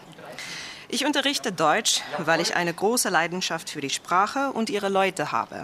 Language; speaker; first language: German; non-native, fluent; Afrikaans